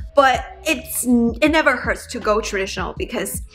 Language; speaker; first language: English; non-native, fluent; Chinese